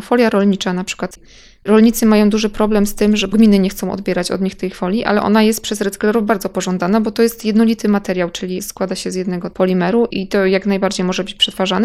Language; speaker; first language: Polish; native; Polish